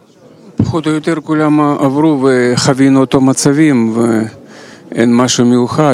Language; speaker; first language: Hebrew; non-native, fluent; Russian